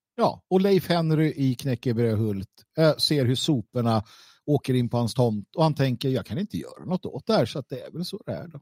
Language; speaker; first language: Swedish; native; Swedish